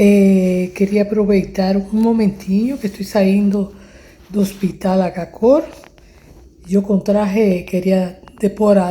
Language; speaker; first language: Portuguese; non-native, learner; Spanish